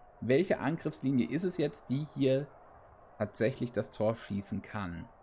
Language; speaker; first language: German; native; German